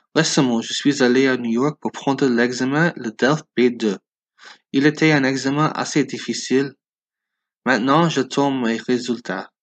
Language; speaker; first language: French; non-native, learner; English